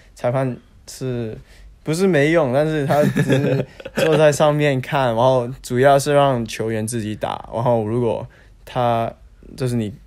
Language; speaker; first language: Chinese; non-native, local second language; Cantonese